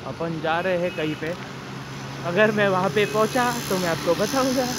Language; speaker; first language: Hindi; non-native, local second language; Marathi